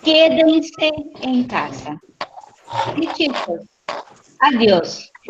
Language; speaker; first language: Spanish; non-native, fluent; Portuguese